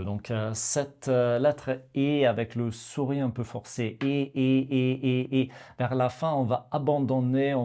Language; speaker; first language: French; non-native, fluent; Norwegian